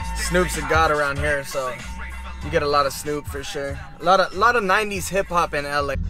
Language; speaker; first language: English; native; English